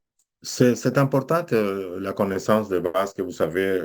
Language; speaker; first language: French; non-native, fluent; Spanish